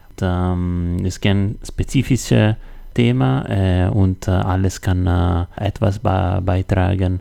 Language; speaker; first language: German; non-native, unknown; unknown